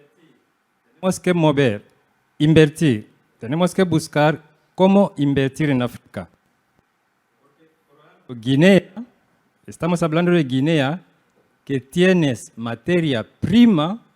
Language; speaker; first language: Spanish; non-native, fluent; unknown